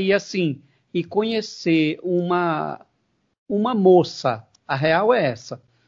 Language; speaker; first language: Portuguese; native; Portuguese